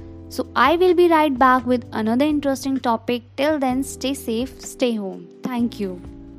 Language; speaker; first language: English; non-native, local second language; Hindi